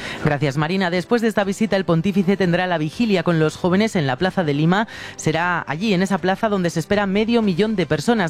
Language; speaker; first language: Spanish; native; Spanish